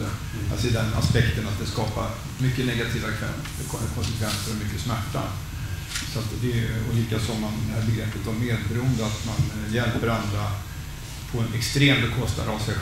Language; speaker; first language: Swedish; native; Swedish